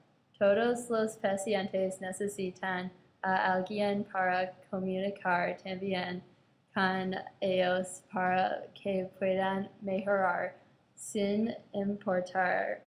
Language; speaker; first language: Spanish; non-native, learner; English